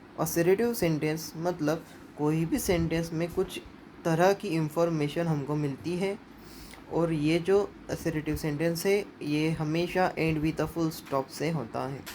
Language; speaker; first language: Hindi; non-native, local second language; Marathi